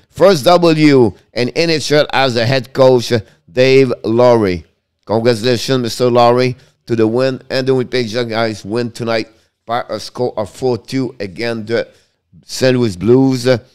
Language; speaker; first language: English; non-native, fluent; French